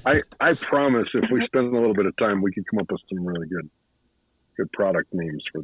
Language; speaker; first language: English; native; English